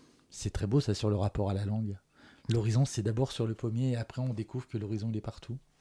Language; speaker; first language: French; native; French